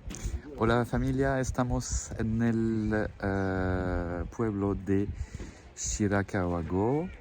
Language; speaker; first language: Spanish; non-native, fluent; French